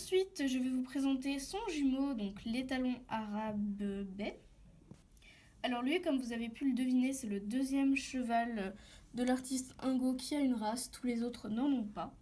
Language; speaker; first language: French; native; French